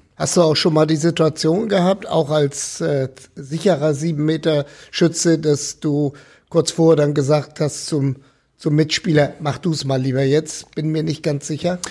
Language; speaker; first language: German; native; German